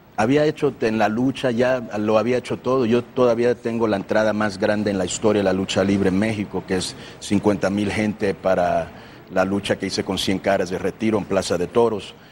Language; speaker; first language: Spanish; early bilingual, heritage; Spanish